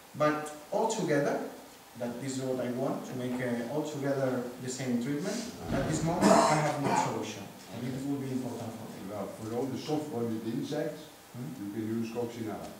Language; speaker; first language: English; non-native, fluent; Spanish